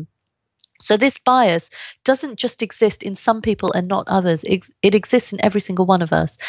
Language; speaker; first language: English; native; English